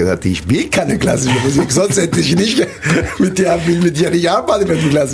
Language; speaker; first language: German; non-native, learner; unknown